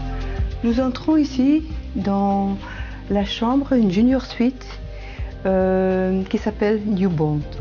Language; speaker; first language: French; non-native, local second language; Dutch